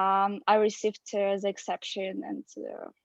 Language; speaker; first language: English; non-native, learner; Russian